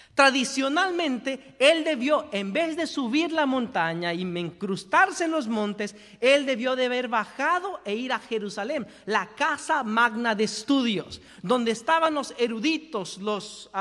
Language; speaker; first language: Spanish; native; Spanish